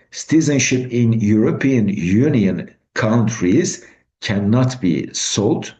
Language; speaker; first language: English; non-native, fluent; Turkish